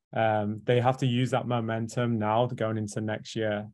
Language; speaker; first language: English; native; English